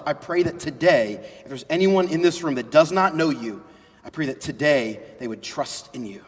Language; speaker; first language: English; native; English